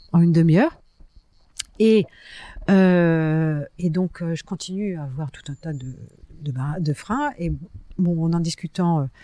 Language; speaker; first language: French; native; French